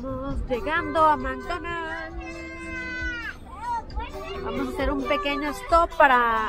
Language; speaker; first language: Spanish; native; Spanish